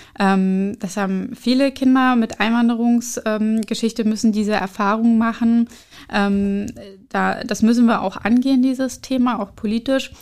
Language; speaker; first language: German; early bilingual, other home language; Arabic